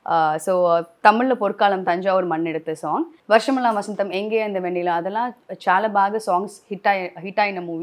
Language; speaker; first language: Telugu; non-native, learner; Tamil